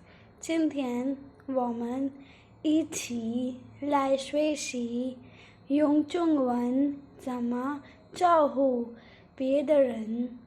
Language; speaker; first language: Chinese; non-native, fluent; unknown